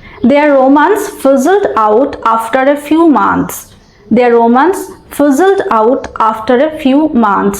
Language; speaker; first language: English; non-native, local second language; Bangla